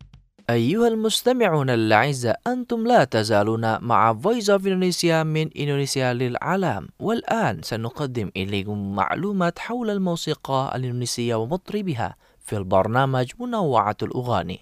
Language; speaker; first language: Arabic; non-native, fluent; Indonesian